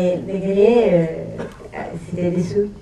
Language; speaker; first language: French; non-native, fluent; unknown